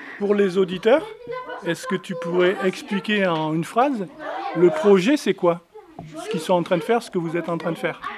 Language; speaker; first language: French; native; French